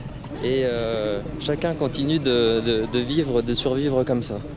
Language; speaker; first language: French; native; French